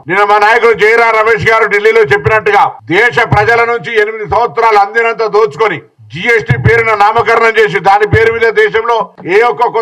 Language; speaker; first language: Telugu; native; Telugu